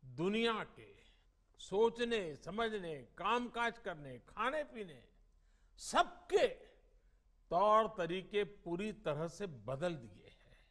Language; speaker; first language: Hindi; non-native, local second language; Gujarati